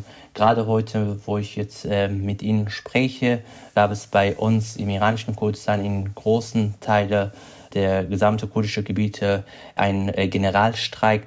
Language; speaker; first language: German; non-native, fluent; Kurdish